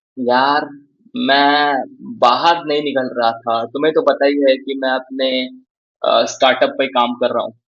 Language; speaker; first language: Hindi; native; Hindi